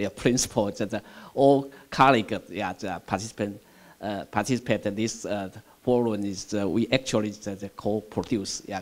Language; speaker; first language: English; non-native, fluent; Chinese